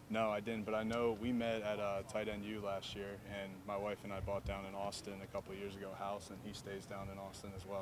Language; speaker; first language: English; native; English